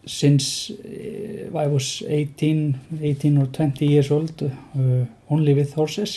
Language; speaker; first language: English; non-native, fluent; Icelandic